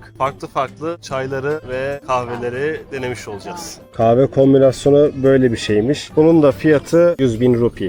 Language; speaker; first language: Turkish; native; Turkish